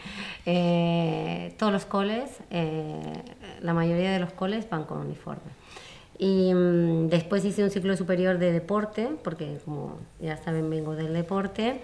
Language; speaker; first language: Spanish; native; Spanish